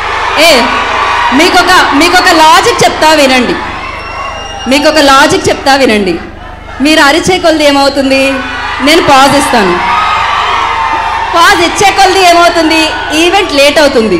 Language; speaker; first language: Telugu; native; Telugu